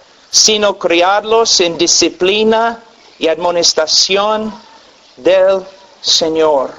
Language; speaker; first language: Spanish; non-native, fluent; English